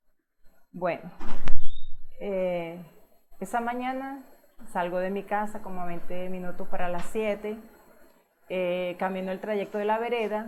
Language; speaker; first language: Spanish; native; Spanish